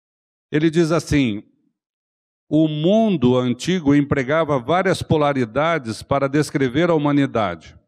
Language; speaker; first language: Portuguese; native; Portuguese